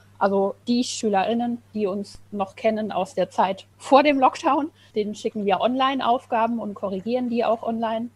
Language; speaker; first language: German; native; German